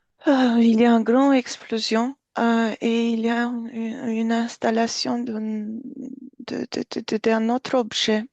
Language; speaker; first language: French; non-native, fluent; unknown